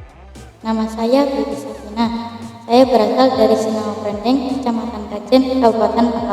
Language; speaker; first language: Indonesian; non-native, local second language; Javanese